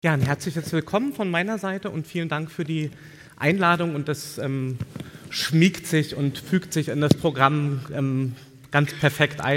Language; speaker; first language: German; native; German